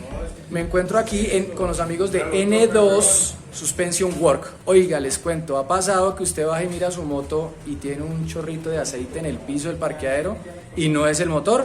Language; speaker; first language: Spanish; native; Spanish